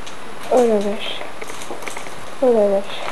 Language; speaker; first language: French; native; French